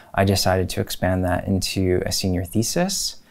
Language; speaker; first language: English; native; English